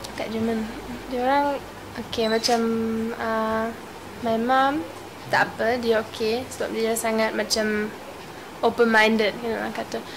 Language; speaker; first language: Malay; non-native, fluent; German